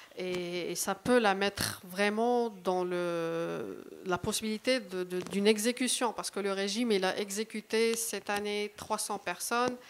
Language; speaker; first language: French; non-native, local second language; Arabic